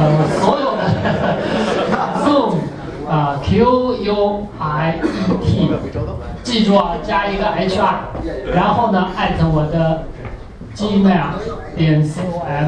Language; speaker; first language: Chinese; native; Chinese